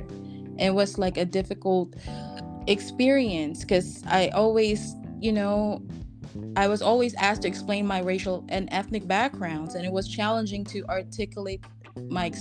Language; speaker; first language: English; non-native, local second language; Filipino